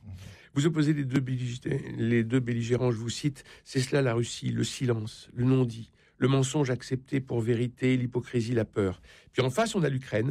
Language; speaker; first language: French; native; French